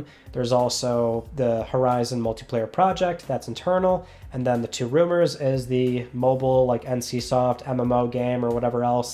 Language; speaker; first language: English; native; English